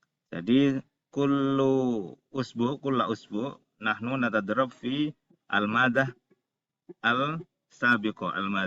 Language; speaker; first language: Arabic; non-native, fluent; Indonesian